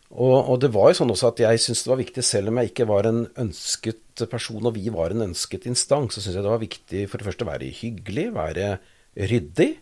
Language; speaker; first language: Norwegian; native; Norwegian